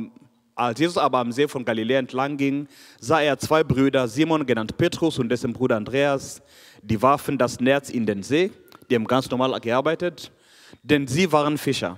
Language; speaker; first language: German; non-native, fluent; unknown